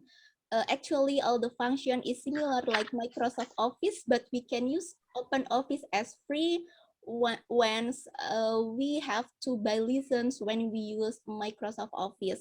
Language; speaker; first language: English; non-native, learner; Indonesian